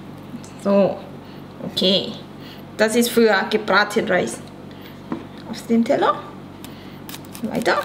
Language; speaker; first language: German; non-native, learner; Thai